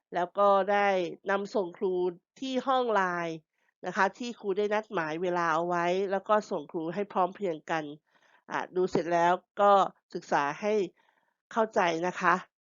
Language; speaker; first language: Thai; native; Thai